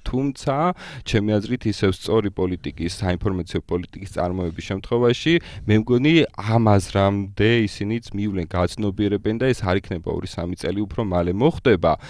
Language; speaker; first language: Georgian; native; Georgian